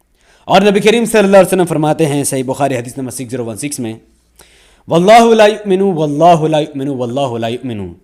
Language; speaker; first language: Hindi; native; Hindi